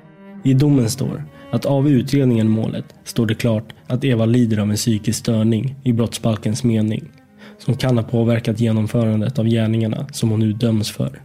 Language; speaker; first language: Swedish; native; Swedish